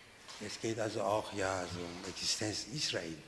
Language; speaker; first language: German; non-native, fluent; Persian